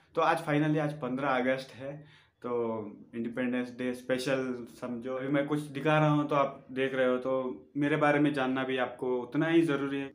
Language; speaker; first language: Hindi; non-native, local second language; Urdu